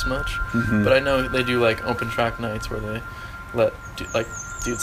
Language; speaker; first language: English; native; English